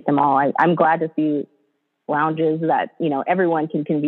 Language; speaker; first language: English; native; English